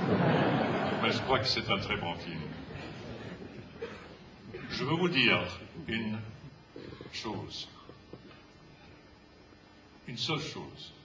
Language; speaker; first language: French; non-native, fluent; English